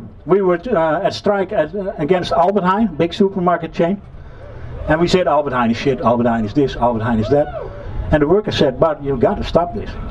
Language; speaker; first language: English; non-native, fluent; Dutch